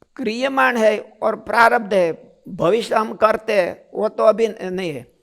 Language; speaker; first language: Hindi; non-native, local second language; Gujarati